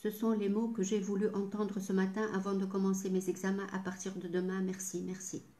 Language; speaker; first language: French; non-native, local second language; Arabic